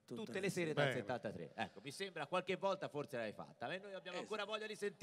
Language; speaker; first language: Italian; native; Italian